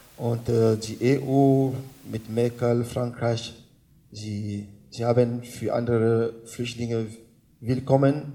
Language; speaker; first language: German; non-native, learner; French